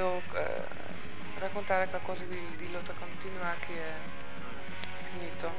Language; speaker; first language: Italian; non-native, learner; Dutch